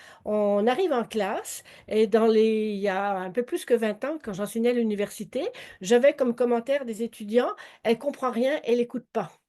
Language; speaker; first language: French; native; French